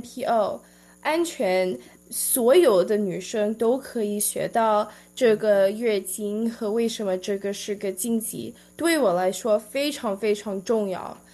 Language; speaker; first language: Chinese; early bilingual, heritage; Chinese